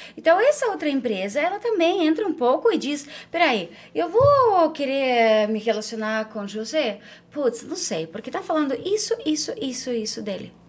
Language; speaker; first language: Portuguese; non-native, fluent; Ukrainian